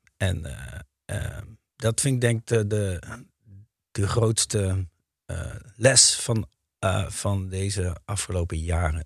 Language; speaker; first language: Dutch; native; Dutch